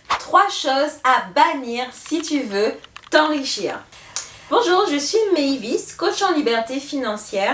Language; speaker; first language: French; native; French